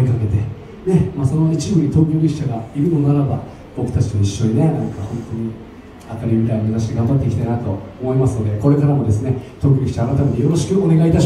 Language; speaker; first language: Japanese; native; Japanese